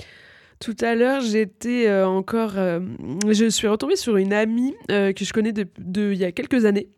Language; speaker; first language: French; native; French